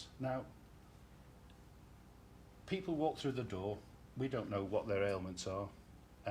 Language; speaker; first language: English; native; English